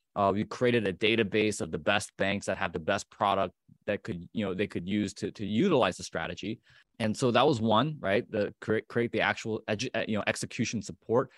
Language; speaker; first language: English; native; English